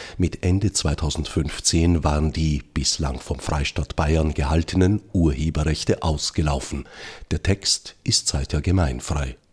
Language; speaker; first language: German; native; German